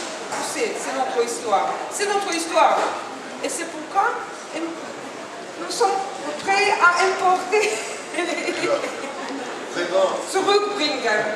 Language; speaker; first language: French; non-native, learner; Russian